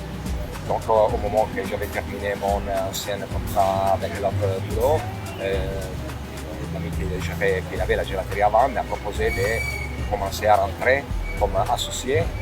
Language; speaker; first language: French; non-native, fluent; Italian